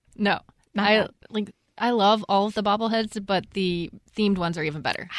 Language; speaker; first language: English; native; English